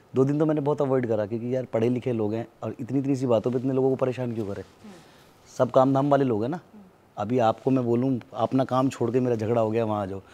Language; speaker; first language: Hindi; native; Hindi